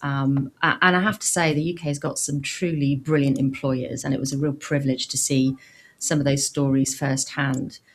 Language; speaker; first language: English; native; English